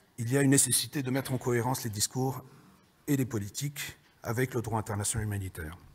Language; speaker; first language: French; native; French